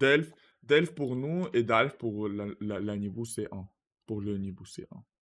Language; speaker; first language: French; non-native, learner; Russian